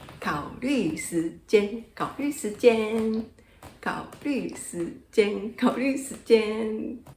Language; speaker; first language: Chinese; non-native, fluent; Japanese